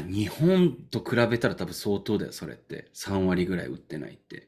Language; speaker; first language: Japanese; native; Japanese